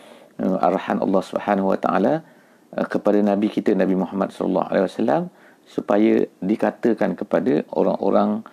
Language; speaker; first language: Malay; native; Malay